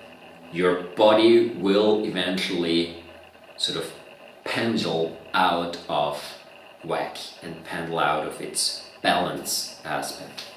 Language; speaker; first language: English; non-native, fluent; German